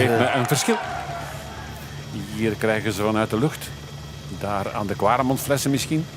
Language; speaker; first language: Dutch; native; Dutch